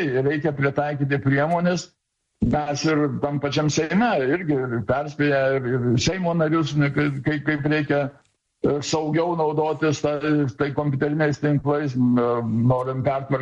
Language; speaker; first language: Lithuanian; native; Lithuanian